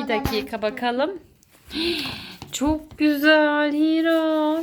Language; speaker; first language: Turkish; native; Turkish